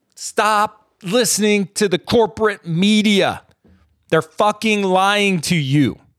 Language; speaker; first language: English; native; English